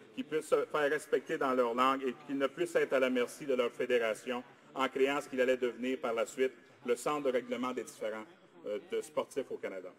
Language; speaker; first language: French; native; French